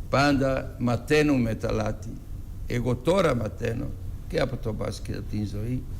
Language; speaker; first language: Greek; non-native, fluent; Serbian